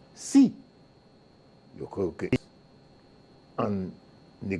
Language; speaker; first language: Spanish; non-native, fluent; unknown